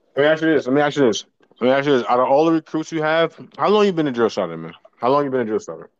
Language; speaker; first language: English; native; English